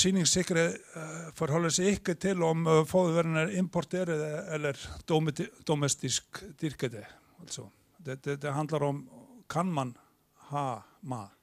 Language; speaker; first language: Swedish; non-native, fluent; Icelandic